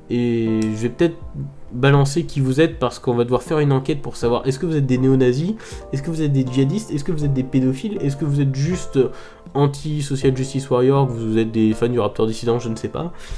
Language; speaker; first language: French; native; French